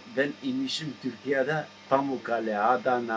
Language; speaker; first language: Turkish; non-native, local second language; Albanian